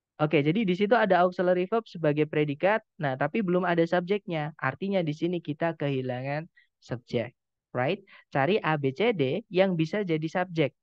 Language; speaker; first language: Indonesian; non-native, local second language; Javanese